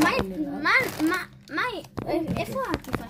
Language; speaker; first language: Hebrew; native; Hebrew